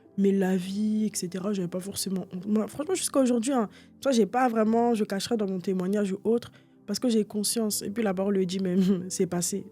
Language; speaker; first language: French; early bilingual, other home language; Portuguese